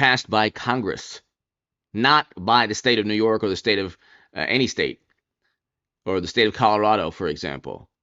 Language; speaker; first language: English; native; English